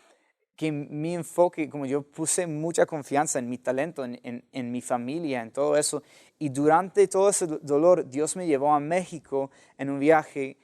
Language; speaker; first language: Spanish; non-native, fluent; English